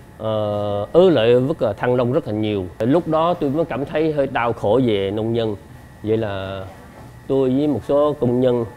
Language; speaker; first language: Vietnamese; non-native, local second language; Chinese